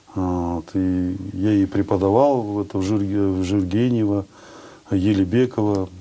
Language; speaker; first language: Russian; non-native, local second language; Kazakh